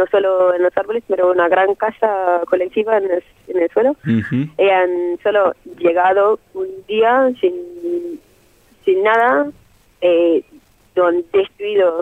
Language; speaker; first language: Spanish; non-native, fluent; French